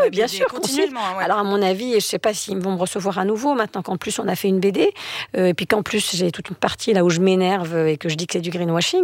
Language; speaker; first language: French; native; French